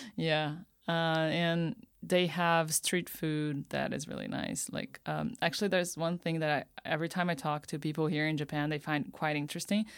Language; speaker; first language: English; non-native, fluent; Portuguese